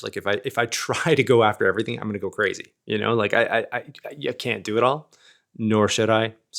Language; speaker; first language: English; native; English